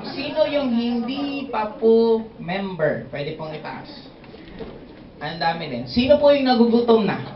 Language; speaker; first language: Filipino; non-native, local second language; Bikol